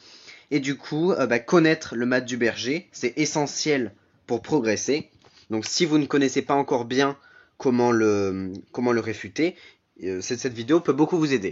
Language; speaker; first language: French; native; French